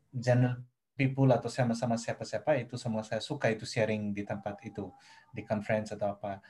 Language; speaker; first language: Indonesian; non-native, fluent; Nepali